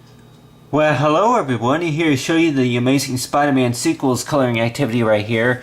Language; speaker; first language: English; native; English